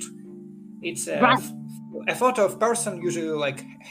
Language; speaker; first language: English; non-native, fluent; Ukrainian